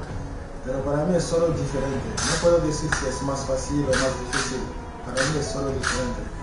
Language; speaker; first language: Spanish; non-native, fluent; French